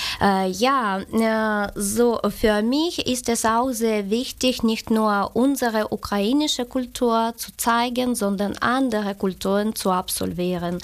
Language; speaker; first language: German; non-native, learner; Ukrainian